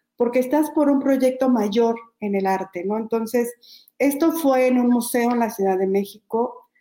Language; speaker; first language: Spanish; native; Spanish